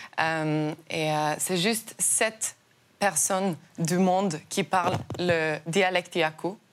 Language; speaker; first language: French; non-native, learner; Norwegian